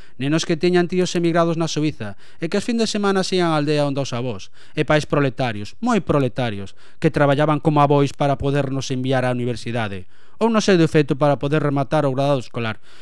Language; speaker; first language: Galician; non-native, local second language; Spanish